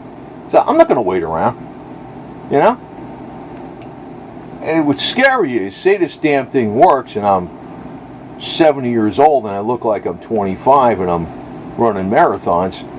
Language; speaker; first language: English; native; English